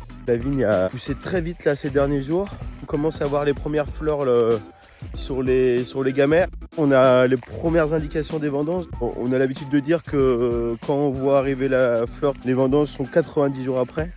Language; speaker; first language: French; native; French